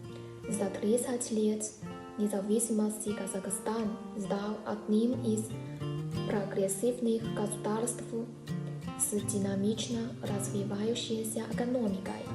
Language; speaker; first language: Russian; non-native, learner; Chinese